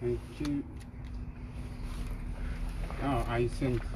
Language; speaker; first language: English; non-native, learner; Romanian